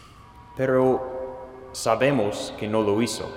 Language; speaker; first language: Spanish; non-native, fluent; English